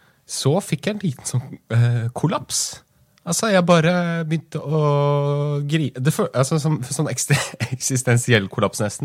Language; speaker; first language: Norwegian; native; Norwegian